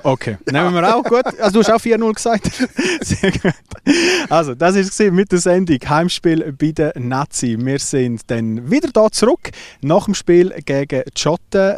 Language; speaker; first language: German; native; German